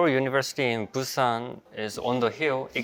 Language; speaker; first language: English; non-native, learner; Korean